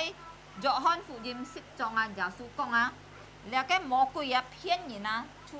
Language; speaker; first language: Chinese; early bilingual, heritage; Hakka Chinese